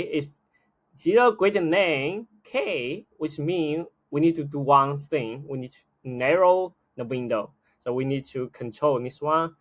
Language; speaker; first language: English; non-native, fluent; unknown